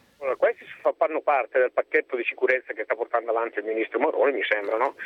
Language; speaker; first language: Italian; native; Italian